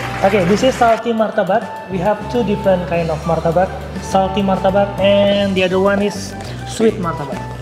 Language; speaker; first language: English; non-native, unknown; Indonesian